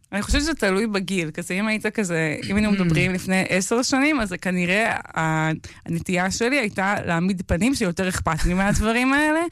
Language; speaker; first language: Hebrew; native; Hebrew